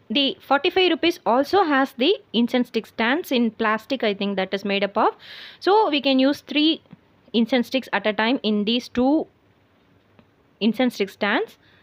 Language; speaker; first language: English; non-native, local second language; Tamil